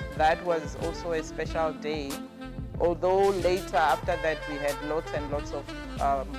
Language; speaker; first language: English; non-native, local second language; Venda